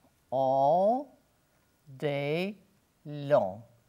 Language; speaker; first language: English; non-native, fluent; Portuguese